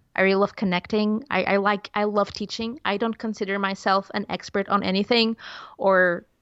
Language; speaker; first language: English; non-native, fluent; Portuguese